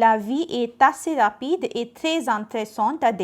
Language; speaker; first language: French; non-native, fluent; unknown